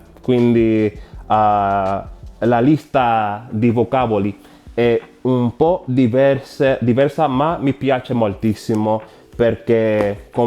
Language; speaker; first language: Italian; non-native, learner; Spanish